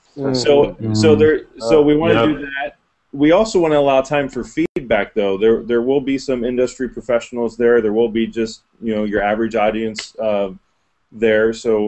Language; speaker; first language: English; native; English